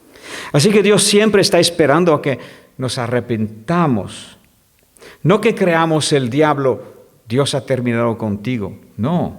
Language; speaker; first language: Spanish; non-native, fluent; French